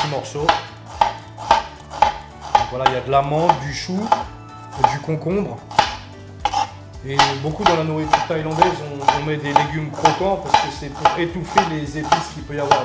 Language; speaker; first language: French; native; French